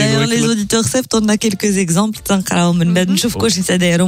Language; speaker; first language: Arabic; native; Arabic